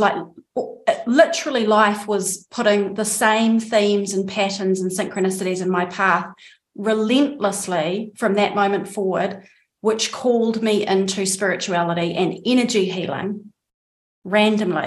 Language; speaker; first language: English; native; English